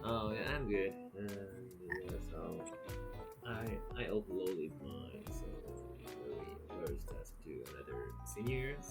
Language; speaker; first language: English; non-native, fluent; Japanese